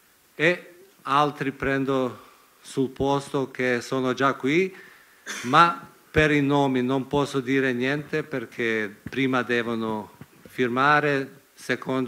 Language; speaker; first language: Italian; non-native, fluent; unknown